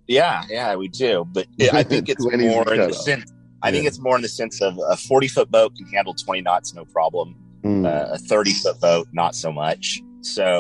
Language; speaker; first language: English; native; English